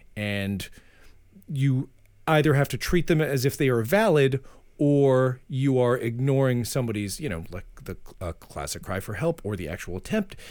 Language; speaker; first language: English; native; English